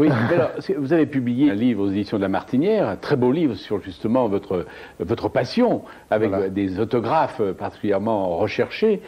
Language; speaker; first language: French; native; French